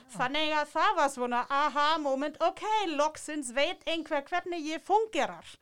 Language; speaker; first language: Icelandic; non-native, fluent; German